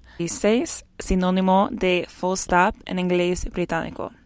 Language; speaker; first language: Spanish; non-native, fluent; English